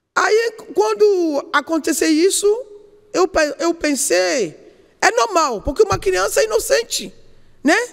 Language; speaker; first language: Portuguese; non-native, learner; Yoruba